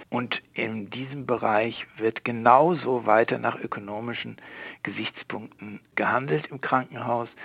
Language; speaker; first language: German; native; German